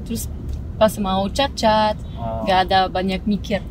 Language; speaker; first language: Indonesian; non-native, fluent; French